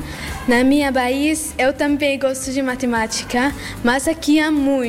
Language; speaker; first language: Portuguese; non-native, learner; Arabic